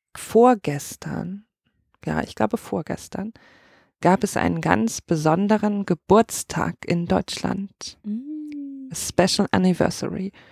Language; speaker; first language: German; native; German